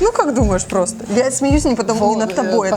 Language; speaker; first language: Russian; native; Russian